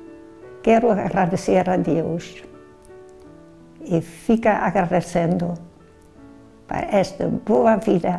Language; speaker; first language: Portuguese; non-native, learner; Dutch